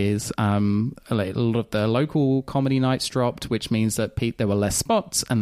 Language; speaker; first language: English; native; English